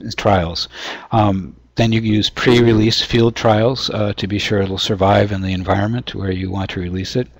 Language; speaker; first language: English; native; English